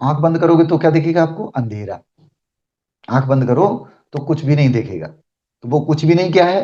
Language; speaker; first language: Hindi; native; Hindi